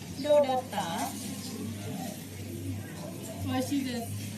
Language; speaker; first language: Japanese; non-native, learner; Thai